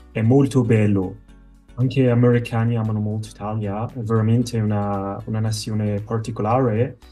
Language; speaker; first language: Italian; native; Italian